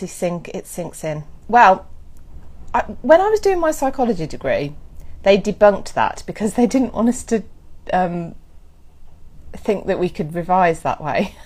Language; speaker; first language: English; native; English